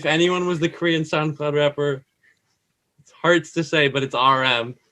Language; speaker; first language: English; native; English